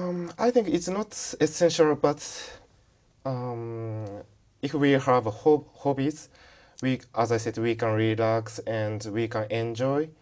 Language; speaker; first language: English; non-native, learner; Japanese